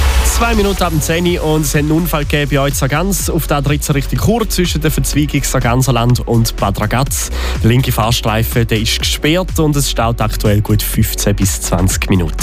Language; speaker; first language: German; native; German